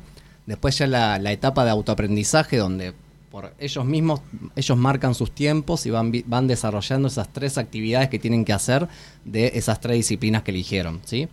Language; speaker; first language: Spanish; native; Spanish